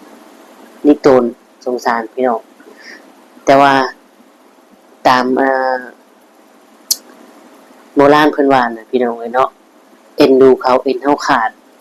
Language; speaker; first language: Thai; non-native, local second language; Lao